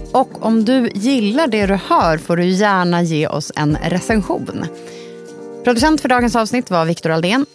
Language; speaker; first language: Swedish; native; Swedish